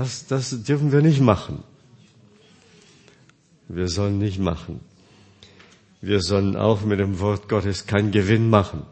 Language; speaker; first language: German; non-native, fluent; Korean